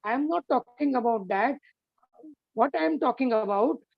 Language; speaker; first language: English; non-native, local second language; Hindi